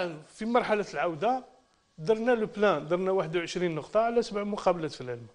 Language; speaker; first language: Arabic; native; Arabic